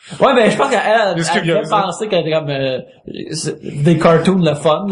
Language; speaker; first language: French; native; French